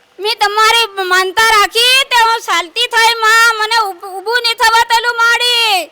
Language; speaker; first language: Gujarati; native; Gujarati